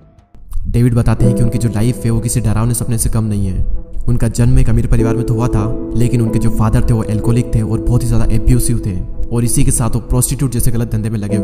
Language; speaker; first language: Hindi; native; Hindi